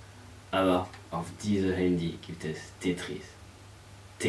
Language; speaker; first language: German; non-native, learner; French